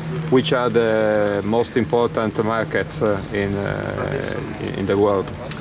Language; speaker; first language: English; non-native, learner; Italian